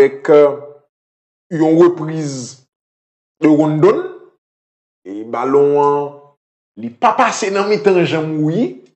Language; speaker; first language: French; non-native, local second language; Haitian Creole